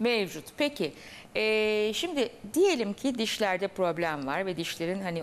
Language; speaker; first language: Turkish; native; Turkish